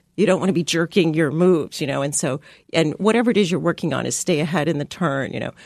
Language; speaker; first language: English; native; English